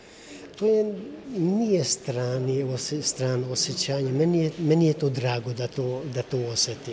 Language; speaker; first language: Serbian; non-native, local second language; Hungarian